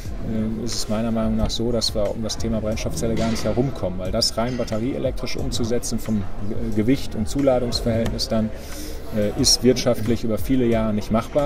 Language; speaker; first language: German; native; German